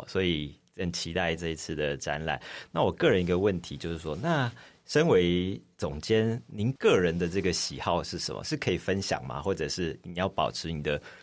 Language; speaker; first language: Chinese; native; Chinese